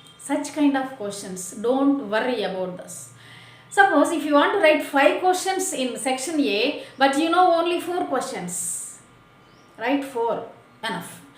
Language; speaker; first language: English; non-native, local second language; Telugu